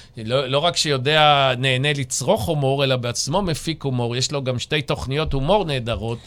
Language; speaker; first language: Hebrew; native; Hebrew